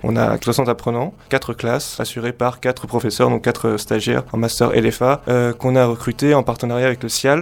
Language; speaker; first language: French; native; French